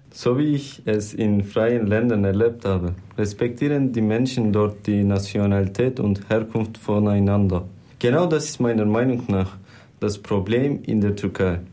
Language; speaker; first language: German; non-native, fluent; Turkish